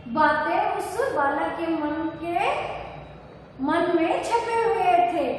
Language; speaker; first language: Hindi; non-native, local second language; Kannada